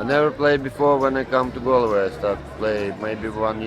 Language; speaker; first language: English; non-native, learner; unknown